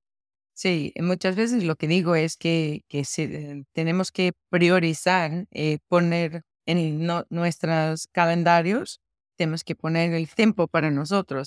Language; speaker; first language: Spanish; non-native, fluent; Portuguese